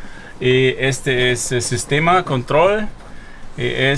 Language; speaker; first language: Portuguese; non-native, learner; German